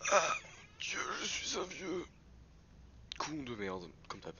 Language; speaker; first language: French; native; French